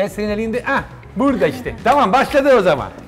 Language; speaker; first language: Turkish; non-native, learner; Italian